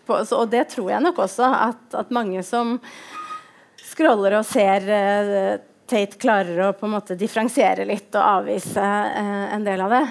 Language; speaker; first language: Norwegian; native; Norwegian